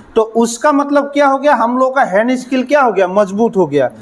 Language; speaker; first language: Hindi; non-native, local second language; Assamese